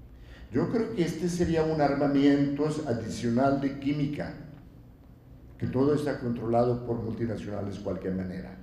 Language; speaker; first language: Spanish; non-native, fluent; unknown